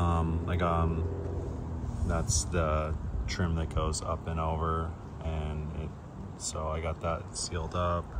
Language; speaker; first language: English; native; English